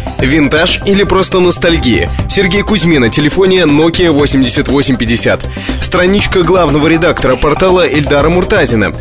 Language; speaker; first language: Russian; native; Russian